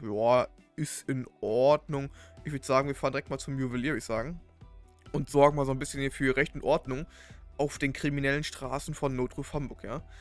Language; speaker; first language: German; native; German